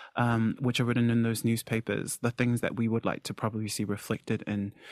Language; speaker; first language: English; native; English